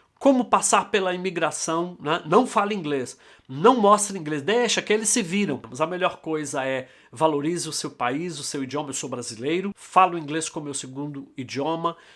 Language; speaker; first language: Portuguese; native; Portuguese